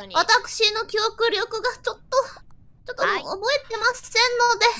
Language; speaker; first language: Japanese; native; Japanese